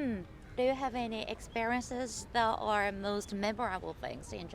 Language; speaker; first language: English; non-native, learner; Japanese